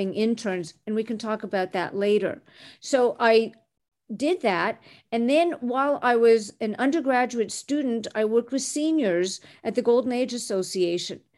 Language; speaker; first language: English; non-native, fluent; French